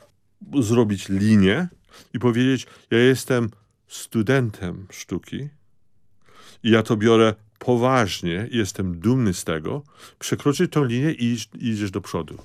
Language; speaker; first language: Polish; early bilingual, heritage; Polish